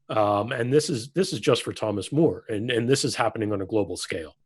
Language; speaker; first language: English; native; English